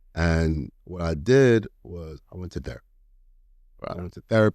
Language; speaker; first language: English; native; English